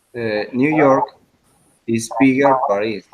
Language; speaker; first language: English; non-native, learner; Spanish